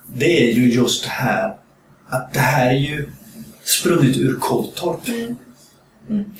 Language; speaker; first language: Swedish; native; Swedish